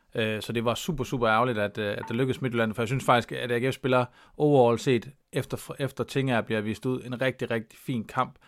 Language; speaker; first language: Danish; native; Danish